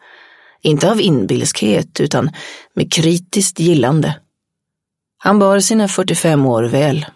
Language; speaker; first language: Swedish; native; Swedish